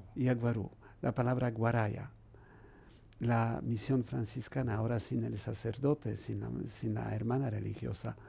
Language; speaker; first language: Spanish; non-native, fluent; Polish